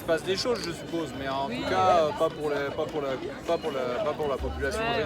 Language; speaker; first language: French; native; French